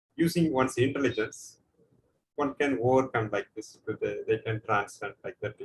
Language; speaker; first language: English; non-native, local second language; Tamil